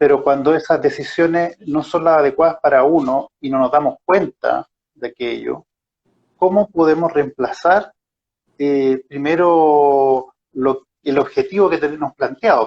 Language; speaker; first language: Spanish; native; Spanish